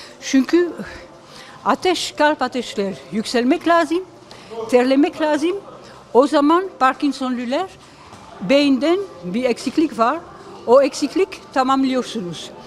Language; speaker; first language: Turkish; early bilingual, heritage; Turkish